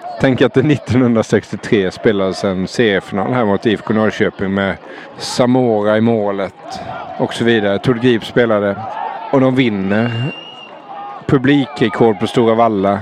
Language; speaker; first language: Swedish; native; Swedish